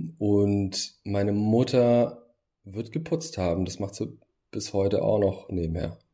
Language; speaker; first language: German; early bilingual, other home language; Bosnian